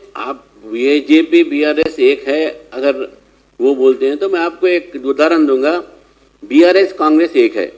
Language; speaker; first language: Hindi; non-native, local second language; Telugu